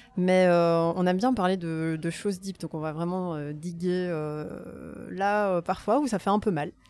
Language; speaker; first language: French; native; French